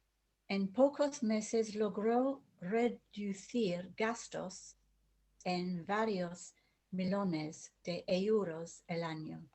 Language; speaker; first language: Spanish; non-native, learner; English